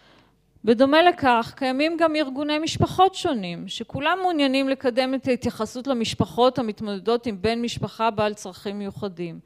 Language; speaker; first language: Hebrew; native; Hebrew